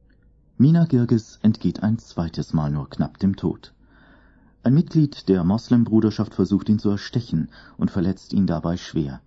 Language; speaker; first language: German; native; German